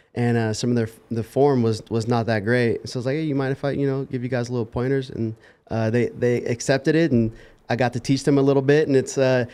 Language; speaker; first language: English; native; English